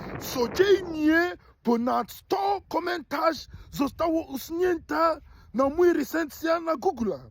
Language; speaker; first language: Polish; non-native, learner; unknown